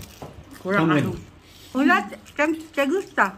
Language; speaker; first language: Spanish; non-native, learner; Indonesian